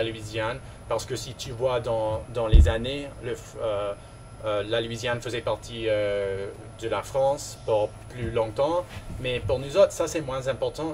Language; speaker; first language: French; non-native, local second language; English